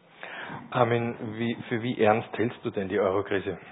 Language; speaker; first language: German; native; German